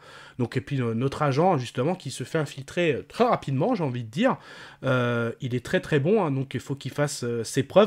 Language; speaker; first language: French; native; French